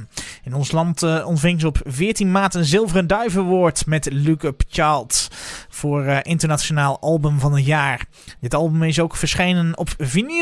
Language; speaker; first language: Dutch; native; Dutch